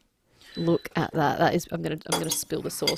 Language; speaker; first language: English; native; English